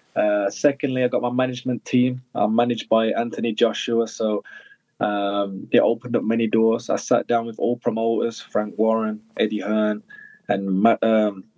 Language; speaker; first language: English; native; English